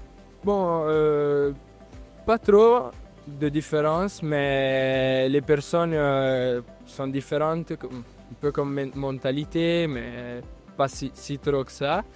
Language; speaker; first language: French; non-native, fluent; Italian